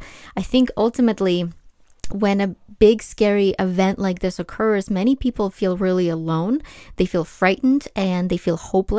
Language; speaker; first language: English; non-native, fluent; Ukrainian